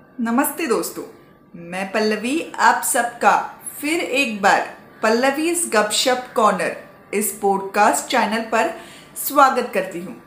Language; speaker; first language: Hindi; non-native, local second language; Marathi